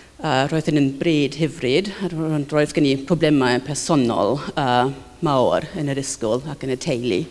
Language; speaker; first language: Welsh; non-native, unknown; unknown